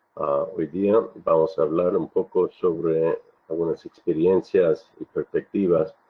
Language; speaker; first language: Spanish; non-native, fluent; English